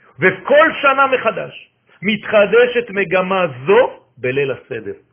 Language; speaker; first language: Hebrew; non-native, fluent; French